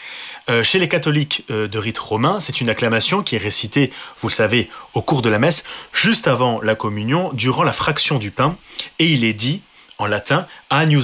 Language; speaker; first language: French; native; French